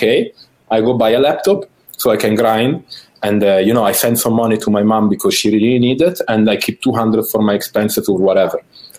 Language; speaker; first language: English; non-native, fluent; Italian